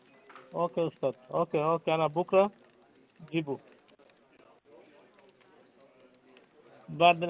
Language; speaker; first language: Arabic; non-native, learner; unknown